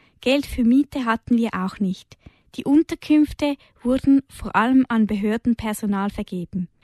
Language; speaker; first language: German; native; German